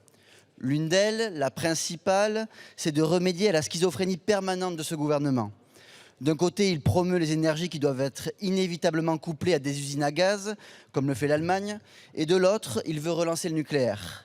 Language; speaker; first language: French; native; French